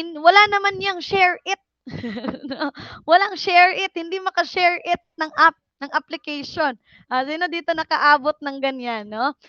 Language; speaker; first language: Filipino; non-native, local second language; Cebuano